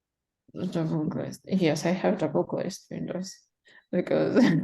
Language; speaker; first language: English; non-native, learner; Russian